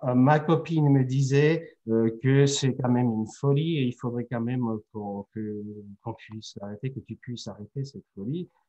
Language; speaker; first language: French; non-native, fluent; Georgian